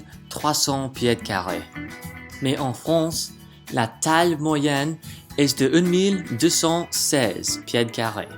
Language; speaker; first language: French; non-native, learner; English